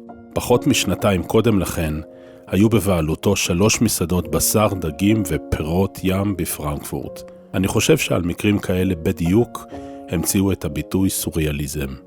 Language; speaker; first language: Hebrew; native; Hebrew